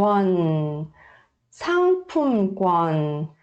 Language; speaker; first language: Korean; early bilingual, heritage; Korean